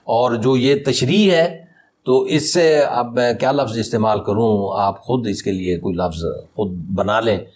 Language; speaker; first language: Urdu; native; Urdu